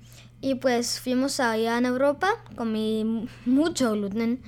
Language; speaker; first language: Spanish; early bilingual, heritage; Spanish